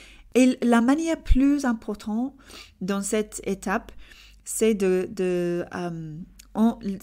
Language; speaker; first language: French; non-native, learner; English